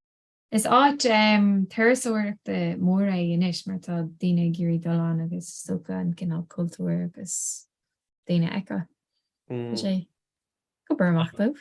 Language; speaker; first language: Irish; non-native, local second language; English